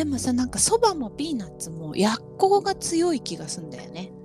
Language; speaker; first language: Japanese; native; Japanese